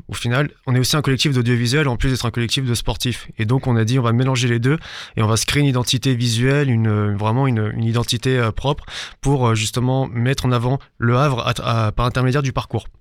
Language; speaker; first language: French; native; French